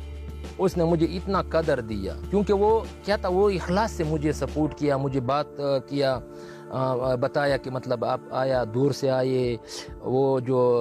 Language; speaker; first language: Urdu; non-native, local second language; Pashto